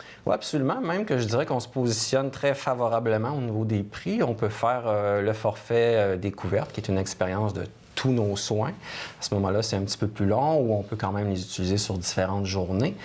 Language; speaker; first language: French; native; French